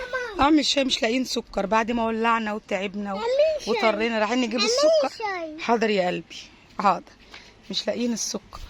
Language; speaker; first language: Arabic; native; Arabic